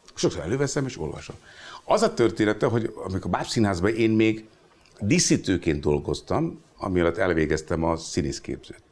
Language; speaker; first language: Hungarian; non-native, fluent; Hindi